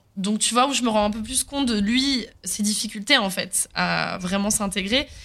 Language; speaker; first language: French; early bilingual, other home language; Swiss German